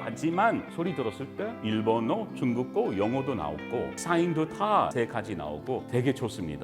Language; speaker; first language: Korean; non-native, learner; English